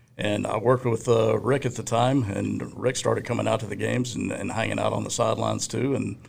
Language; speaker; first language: English; native; English